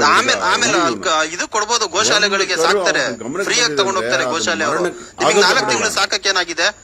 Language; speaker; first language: Kannada; native; Kannada